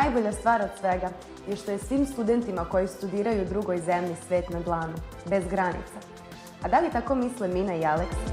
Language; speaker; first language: Bosnian; native; Bosnian